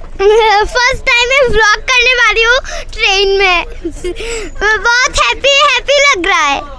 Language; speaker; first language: Hindi; non-native, local second language; Bangla